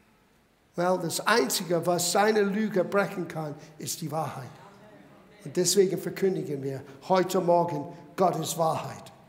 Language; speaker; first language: German; non-native, fluent; English